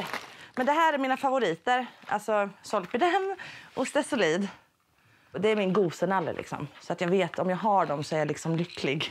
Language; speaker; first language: Swedish; native; Swedish